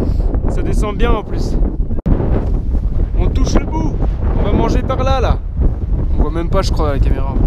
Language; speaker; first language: French; native; French